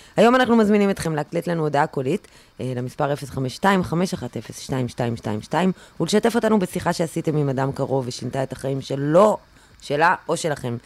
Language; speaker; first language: Hebrew; native; Hebrew